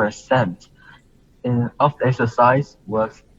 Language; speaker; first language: English; non-native, learner; Vietnamese